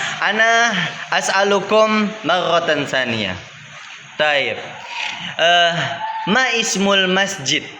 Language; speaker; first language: Arabic; non-native, fluent; Indonesian